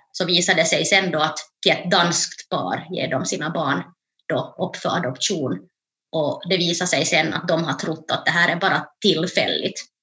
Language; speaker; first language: Swedish; native; Swedish